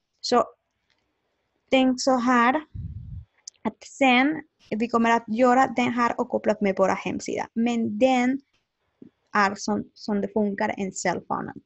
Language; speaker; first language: Swedish; non-native, learner; Spanish